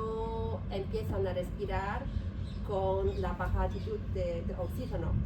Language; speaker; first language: Spanish; non-native, learner; Polish